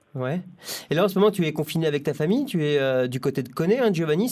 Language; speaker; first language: French; native; French